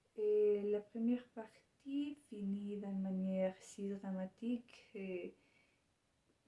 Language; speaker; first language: French; non-native, learner; Spanish